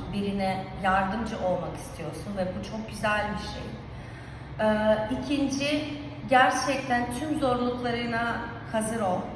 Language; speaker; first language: Turkish; non-native, fluent; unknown